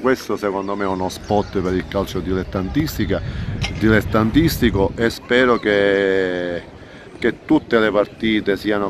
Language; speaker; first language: Italian; native; Italian